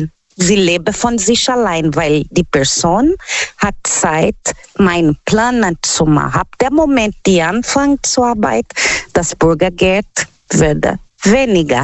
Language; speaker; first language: German; non-native, learner; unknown